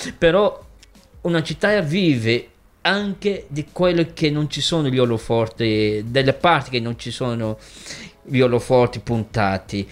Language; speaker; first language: Italian; non-native, fluent; Portuguese